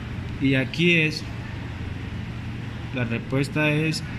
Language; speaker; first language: Spanish; native; Spanish